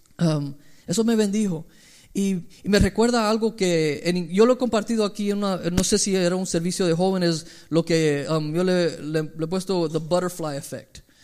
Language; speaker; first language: Spanish; early bilingual, heritage; Spanish